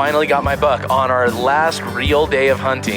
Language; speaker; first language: English; native; English